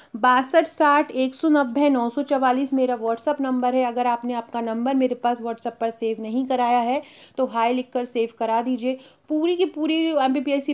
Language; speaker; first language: Hindi; native; Hindi